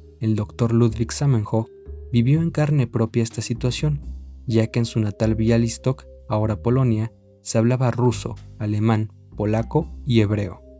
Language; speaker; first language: Spanish; native; Spanish